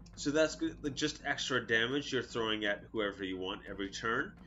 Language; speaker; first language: English; native; English